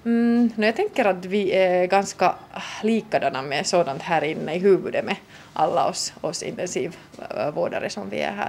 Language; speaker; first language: Swedish; non-native, local second language; Finnish